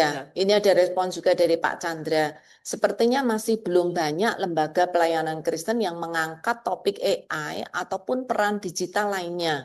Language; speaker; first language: Indonesian; native; Indonesian